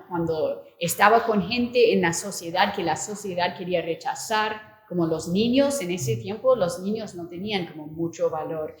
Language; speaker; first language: Spanish; non-native, fluent; English